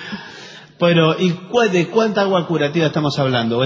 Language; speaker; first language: Spanish; native; Spanish